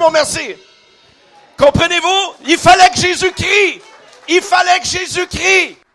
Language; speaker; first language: French; native; French